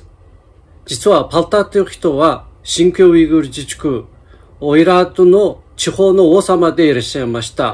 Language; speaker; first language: Japanese; non-native, fluent; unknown